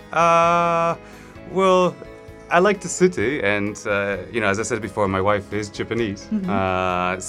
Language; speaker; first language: English; non-native, fluent; Greek